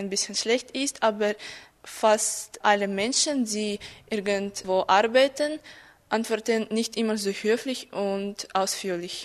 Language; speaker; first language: German; non-native, fluent; Russian